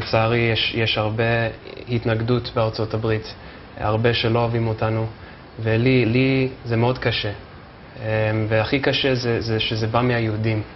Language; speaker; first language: Hebrew; non-native, fluent; English